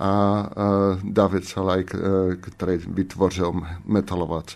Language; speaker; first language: Czech; non-native, fluent; Dutch